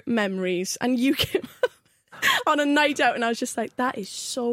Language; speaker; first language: English; native; English